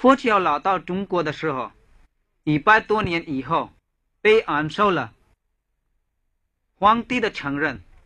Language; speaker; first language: Chinese; non-native, fluent; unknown